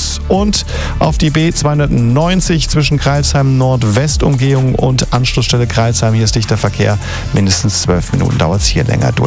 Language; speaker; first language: German; native; German